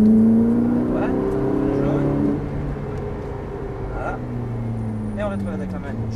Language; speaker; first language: French; native; French